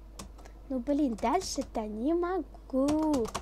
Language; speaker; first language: Russian; native; Russian